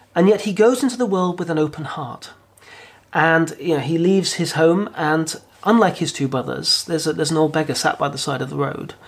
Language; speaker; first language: English; native; English